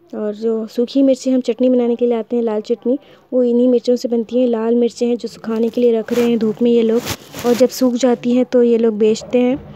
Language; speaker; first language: Hindi; non-native, local second language; Urdu